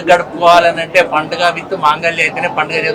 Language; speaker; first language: Telugu; native; Telugu